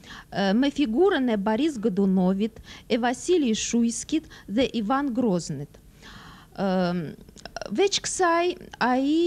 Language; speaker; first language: Albanian; non-native, fluent; Russian